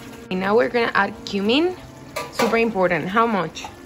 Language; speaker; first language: English; non-native, fluent; Spanish